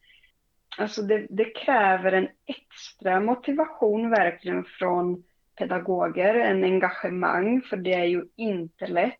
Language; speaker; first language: Swedish; non-native, fluent; Portuguese